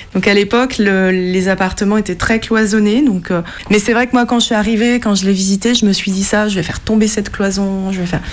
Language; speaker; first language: French; native; French